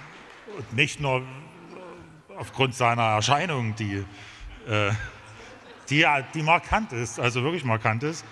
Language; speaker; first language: German; native; German